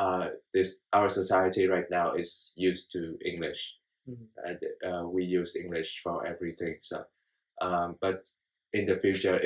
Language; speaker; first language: English; non-native, fluent; Vietnamese